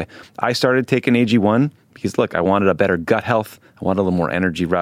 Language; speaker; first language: English; native; English